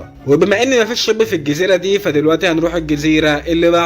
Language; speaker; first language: Arabic; native; Arabic